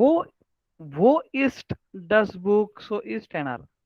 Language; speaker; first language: German; non-native, learner; Marathi